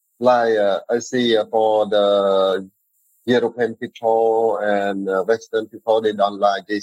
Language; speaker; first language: English; non-native, learner; Khmer